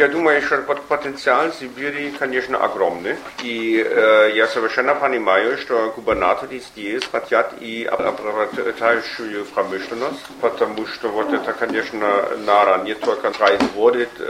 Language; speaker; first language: Russian; non-native, fluent; German